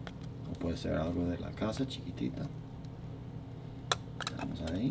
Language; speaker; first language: Spanish; non-native, learner; English